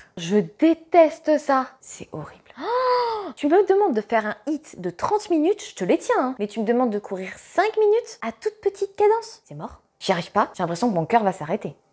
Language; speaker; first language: French; native; French